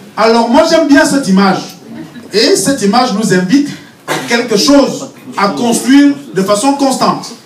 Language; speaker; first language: French; non-native, local second language; Fang